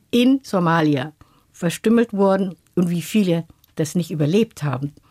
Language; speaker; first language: German; non-native, fluent; Somali